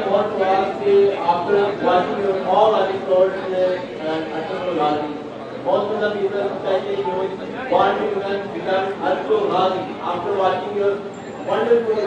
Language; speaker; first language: English; non-native, local second language; Urdu